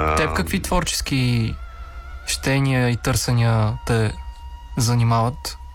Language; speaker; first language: Bulgarian; native; Bulgarian